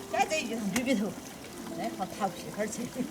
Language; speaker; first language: Chinese; native; Chinese